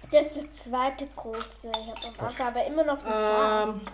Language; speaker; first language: German; early bilingual, other home language; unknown